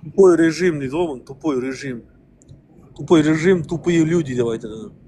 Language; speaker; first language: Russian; non-native, local second language; Kazakh